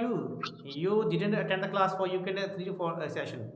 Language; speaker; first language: English; non-native, local second language; Hindi